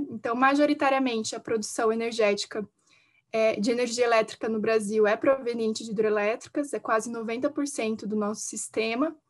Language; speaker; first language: Portuguese; native; Portuguese